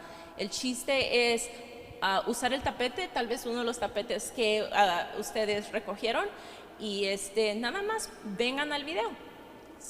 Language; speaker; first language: Spanish; early bilingual, heritage; Spanish